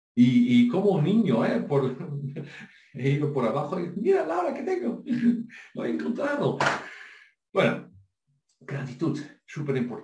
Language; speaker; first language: Spanish; non-native, fluent; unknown